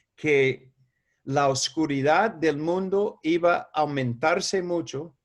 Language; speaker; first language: Spanish; non-native, fluent; English